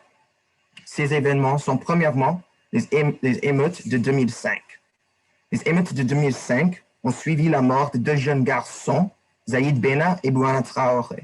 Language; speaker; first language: French; non-native, learner; English